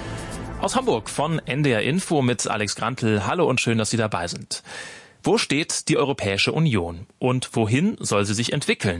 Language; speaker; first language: German; native; German